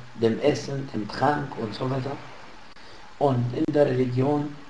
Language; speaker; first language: German; non-native, fluent; Arabic